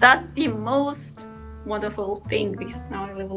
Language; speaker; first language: English; non-native, fluent; Russian